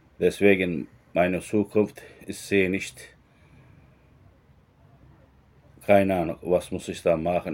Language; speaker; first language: German; non-native, learner; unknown